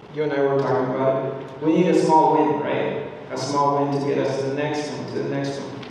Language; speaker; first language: English; non-native, fluent; Spanish